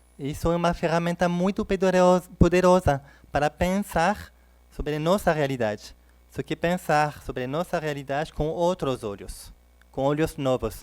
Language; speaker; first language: Portuguese; non-native, fluent; French